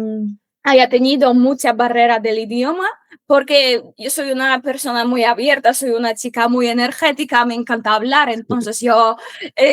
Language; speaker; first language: Spanish; non-native, fluent; Polish